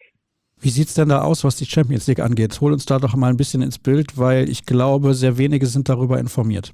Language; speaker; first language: German; native; German